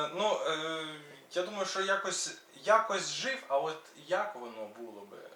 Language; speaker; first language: Ukrainian; native; Ukrainian